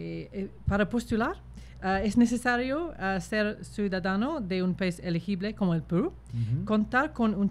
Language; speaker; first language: Spanish; non-native, fluent; English